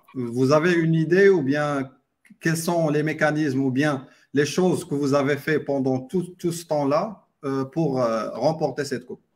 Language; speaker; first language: French; non-native, local second language; Arabic